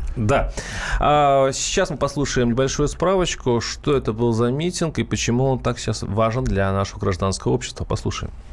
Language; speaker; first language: Russian; native; Russian